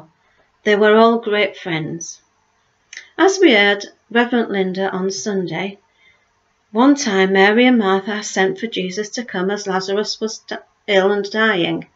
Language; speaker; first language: English; native; English